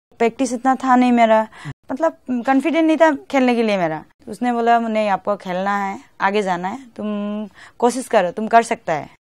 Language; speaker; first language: Hindi; non-native, local second language; Assamese